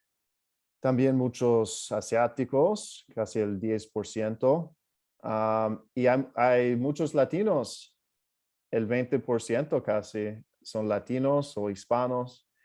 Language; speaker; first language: Spanish; non-native, fluent; English